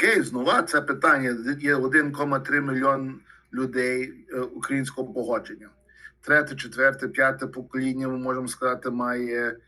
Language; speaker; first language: Ukrainian; early bilingual, heritage; Ukrainian